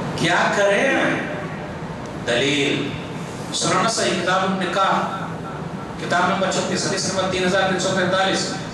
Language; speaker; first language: Urdu; non-native, local second language; Hindi